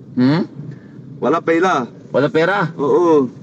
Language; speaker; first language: Filipino; non-native, learner; Chinese